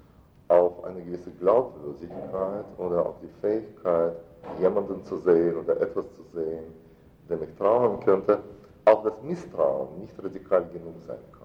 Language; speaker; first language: German; non-native, fluent; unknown